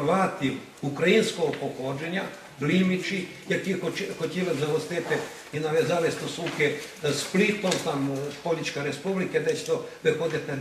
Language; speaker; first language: Ukrainian; early bilingual, heritage; Ukrainian